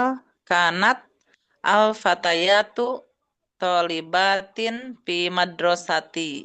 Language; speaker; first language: Arabic; non-native, learner; Indonesian